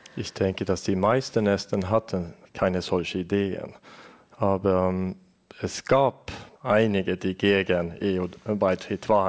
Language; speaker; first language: German; non-native, fluent; Estonian